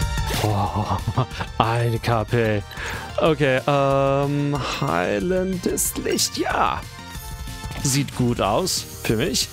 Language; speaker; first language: German; non-native, fluent; English